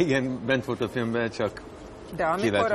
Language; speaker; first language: Hungarian; non-native, fluent; English